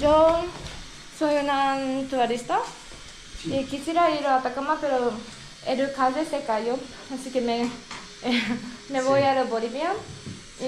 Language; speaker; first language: Spanish; non-native, fluent; Japanese